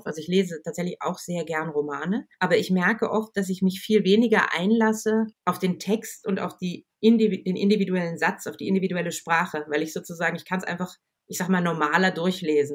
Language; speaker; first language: German; native; German